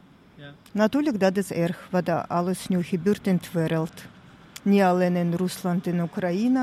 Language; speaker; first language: Dutch; non-native, learner; Russian